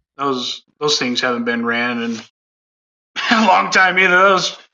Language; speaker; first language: English; native; English